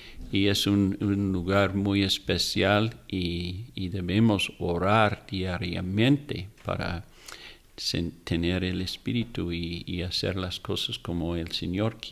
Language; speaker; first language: Spanish; non-native, fluent; English